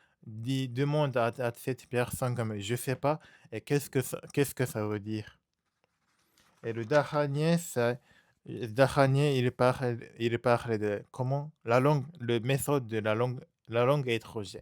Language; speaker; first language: French; non-native, learner; Japanese